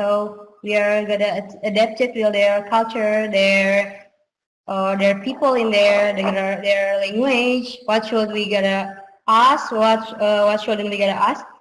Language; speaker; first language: English; non-native, learner; Indonesian